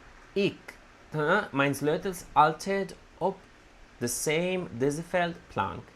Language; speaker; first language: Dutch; non-native, learner; Italian